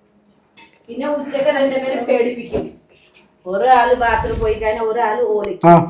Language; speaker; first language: Malayalam; non-native, learner; Nepali